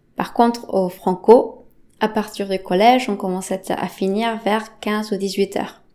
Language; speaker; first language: French; non-native, fluent; Spanish